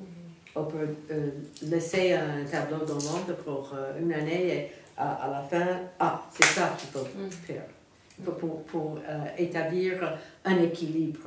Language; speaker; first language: French; non-native, fluent; English